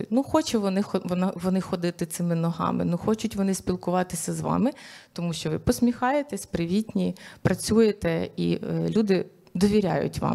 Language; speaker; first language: Ukrainian; native; Ukrainian